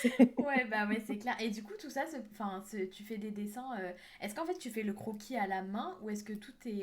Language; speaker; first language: French; native; French